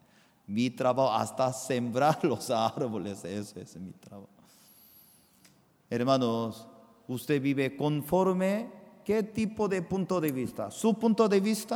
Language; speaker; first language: Spanish; non-native, fluent; Korean